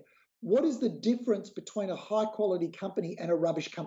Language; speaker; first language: English; native; English